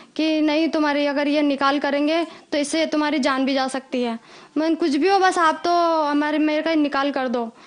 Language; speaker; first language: Hindi; native; Hindi